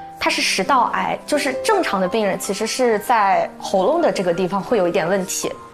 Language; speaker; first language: Chinese; native; Chinese